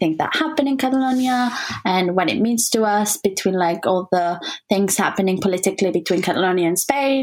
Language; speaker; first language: English; non-native, fluent; Spanish